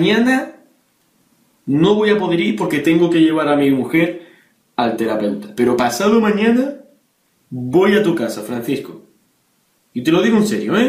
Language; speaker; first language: Spanish; native; Spanish